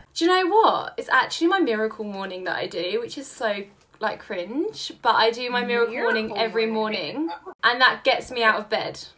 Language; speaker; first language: English; native; English